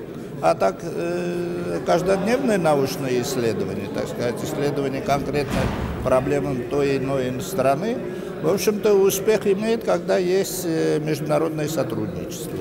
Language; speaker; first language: Russian; non-native, fluent; Armenian